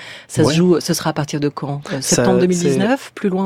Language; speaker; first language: French; native; French